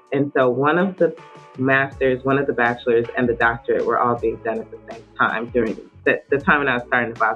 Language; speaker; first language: English; native; English